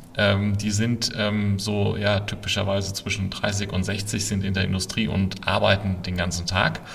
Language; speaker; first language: German; native; German